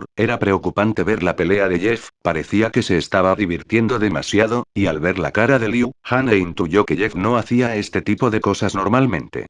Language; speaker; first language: Spanish; native; Spanish